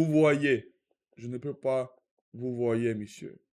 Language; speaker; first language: French; non-native, learner; Russian